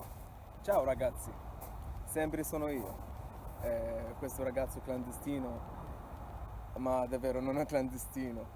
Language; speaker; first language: Italian; non-native, fluent; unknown